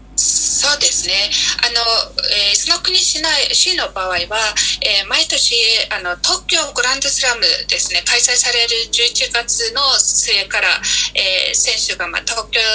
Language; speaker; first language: Japanese; non-native, fluent; Mongolian